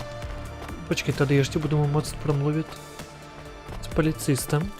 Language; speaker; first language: Czech; non-native, learner; Ukrainian